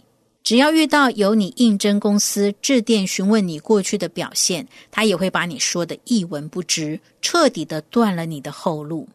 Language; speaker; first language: Chinese; native; Chinese